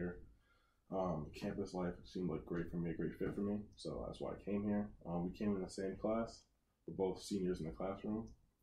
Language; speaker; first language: English; native; English